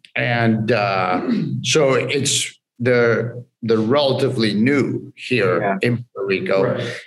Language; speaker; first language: English; early bilingual, other home language; Spanish